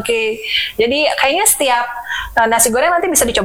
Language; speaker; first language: Indonesian; native; Indonesian